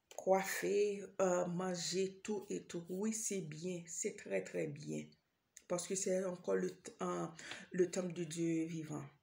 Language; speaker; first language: French; non-native, local second language; Haitian Creole